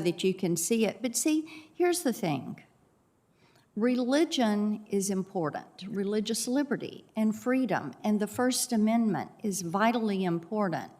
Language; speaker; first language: English; native; English